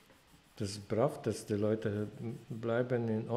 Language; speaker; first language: German; non-native, fluent; Polish